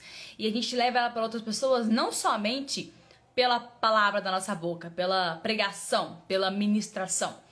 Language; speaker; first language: Portuguese; native; Portuguese